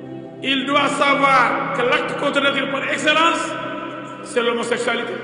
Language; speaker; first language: French; non-native, local second language; Wolof